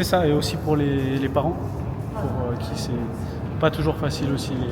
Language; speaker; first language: French; non-native, fluent; Russian